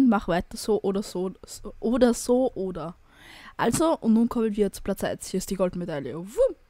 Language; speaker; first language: German; native; German